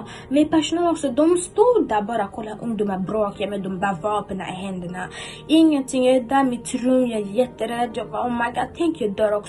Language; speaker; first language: Swedish; early bilingual, other home language; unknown